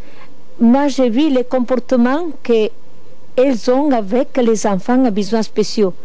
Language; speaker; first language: French; non-native, learner; Italian